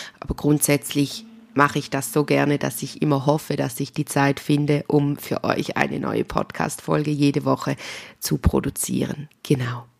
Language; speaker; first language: German; native; German